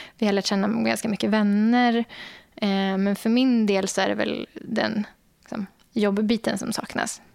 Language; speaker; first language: Swedish; native; Swedish